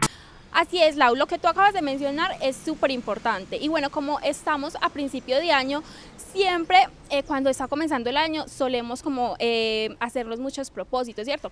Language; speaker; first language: Spanish; native; Spanish